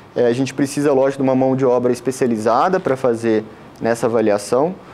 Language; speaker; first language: Portuguese; native; Portuguese